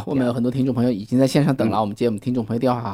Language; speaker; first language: Chinese; native; Chinese